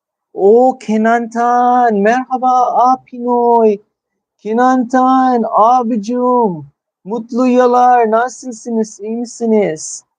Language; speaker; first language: Turkish; non-native, learner; Filipino